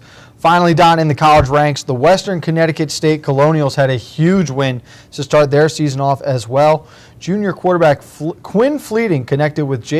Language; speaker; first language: English; native; English